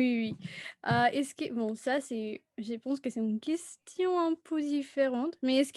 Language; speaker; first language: French; non-native, fluent; Spanish